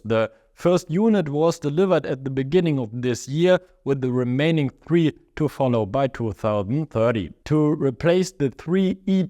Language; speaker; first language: English; non-native, fluent; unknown